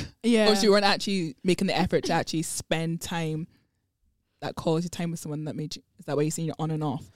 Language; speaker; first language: English; non-native, local second language; Akan